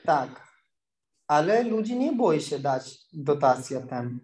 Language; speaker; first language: Polish; non-native, learner; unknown